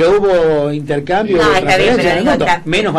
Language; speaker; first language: Spanish; native; Spanish